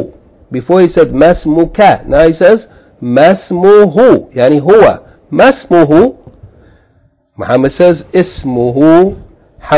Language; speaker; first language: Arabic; non-native, fluent; English